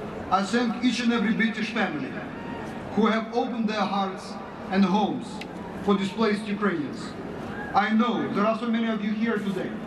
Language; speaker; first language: English; non-native, fluent; Ukrainian